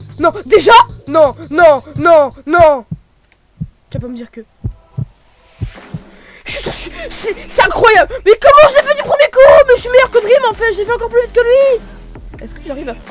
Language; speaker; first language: French; native; French